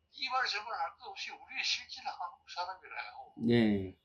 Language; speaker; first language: Korean; early bilingual, heritage; Korean